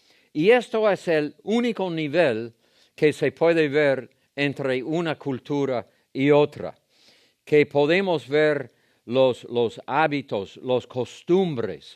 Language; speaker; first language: Spanish; non-native, fluent; English